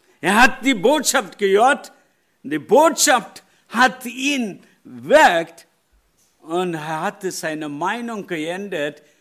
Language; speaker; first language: German; non-native, learner; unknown